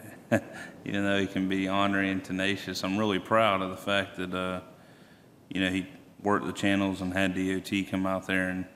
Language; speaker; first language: English; native; English